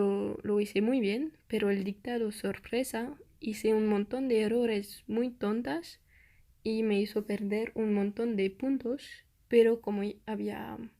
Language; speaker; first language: Spanish; non-native, fluent; French